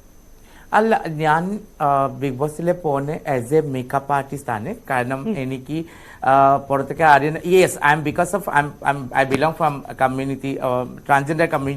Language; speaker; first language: Malayalam; non-native, local second language; Assamese